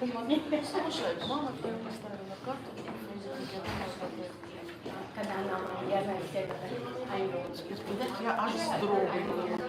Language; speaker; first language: Russian; native; Russian